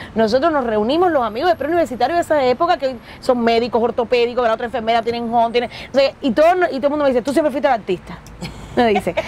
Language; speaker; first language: Spanish; native; Spanish